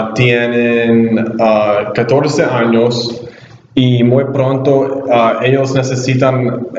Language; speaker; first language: Spanish; non-native, learner; English